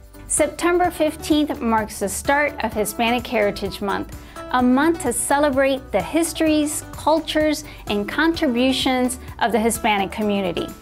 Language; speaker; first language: English; early bilingual, other home language; Spanish